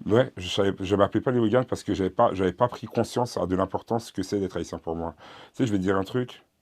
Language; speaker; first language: French; early bilingual, other home language; Haitian Creole